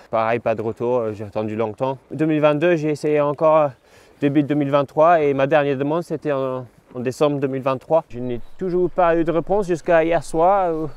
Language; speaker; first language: French; non-native, fluent; English